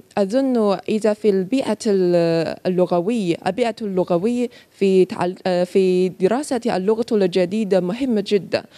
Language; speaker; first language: Arabic; non-native, learner; Chinese